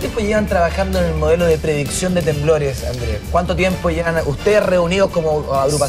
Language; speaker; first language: Spanish; native; Spanish